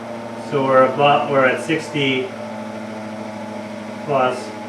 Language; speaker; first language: English; native; English